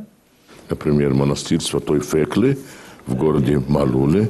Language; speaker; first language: Russian; non-native, fluent; Arabic